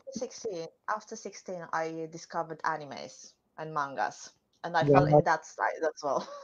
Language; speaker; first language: English; non-native, fluent; Romanian